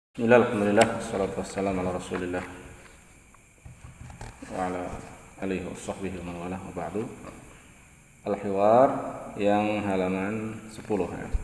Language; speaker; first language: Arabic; non-native, fluent; Indonesian